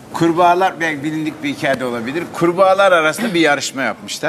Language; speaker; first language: Turkish; native; Turkish